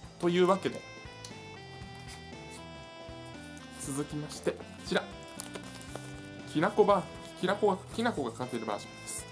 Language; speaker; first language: Japanese; native; Japanese